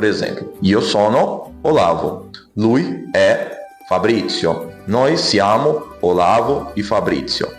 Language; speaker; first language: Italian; non-native, fluent; Portuguese